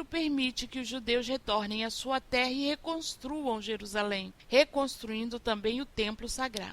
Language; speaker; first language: Portuguese; native; Portuguese